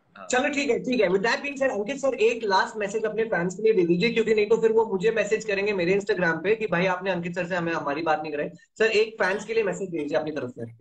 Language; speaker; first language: Hindi; native; Hindi